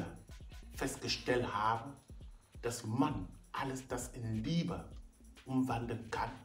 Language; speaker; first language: German; non-native, fluent; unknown